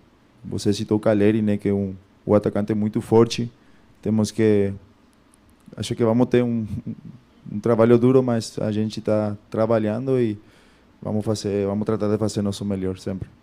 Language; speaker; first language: Portuguese; non-native, fluent; Spanish